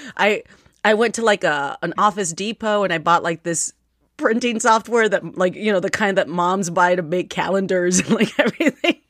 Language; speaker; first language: English; native; English